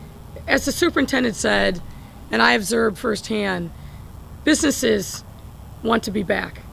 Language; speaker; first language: English; native; English